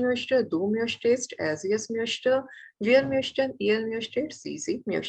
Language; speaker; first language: German; non-native, fluent; Malayalam